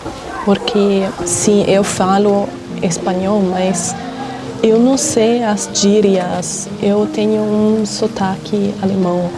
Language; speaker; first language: Portuguese; non-native, fluent; German